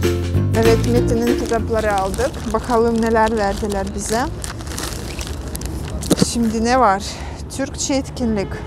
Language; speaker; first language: Turkish; non-native, fluent; Russian